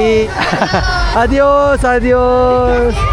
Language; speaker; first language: Spanish; non-native, learner; Korean